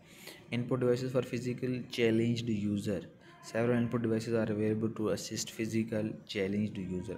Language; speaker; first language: Hindi; non-native, local second language; Punjabi